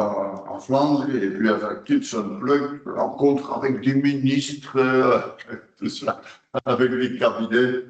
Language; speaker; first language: French; non-native, local second language; Dutch